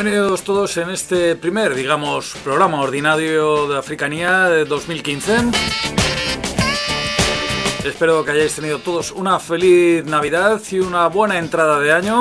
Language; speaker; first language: Spanish; native; Spanish